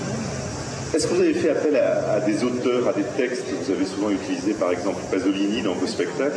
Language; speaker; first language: French; native; French